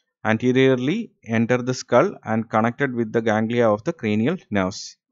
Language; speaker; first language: English; non-native, local second language; Malayalam